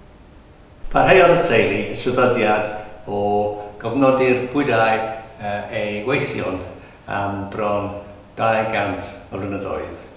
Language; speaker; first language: Welsh; non-native, learner; English